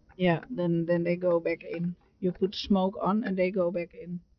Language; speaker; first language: English; non-native, fluent; Dutch